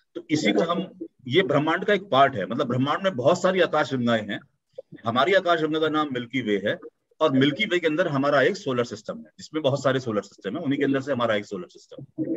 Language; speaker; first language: Hindi; native; Hindi